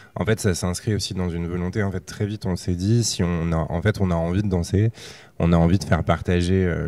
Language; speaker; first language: French; native; French